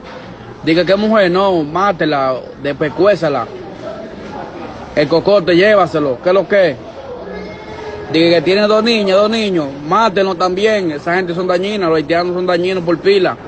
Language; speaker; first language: Spanish; native; Spanish